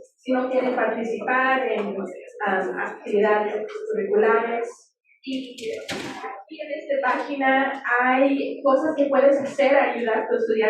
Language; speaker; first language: Spanish; early bilingual, heritage; English